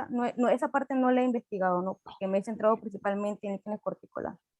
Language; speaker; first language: Spanish; native; Spanish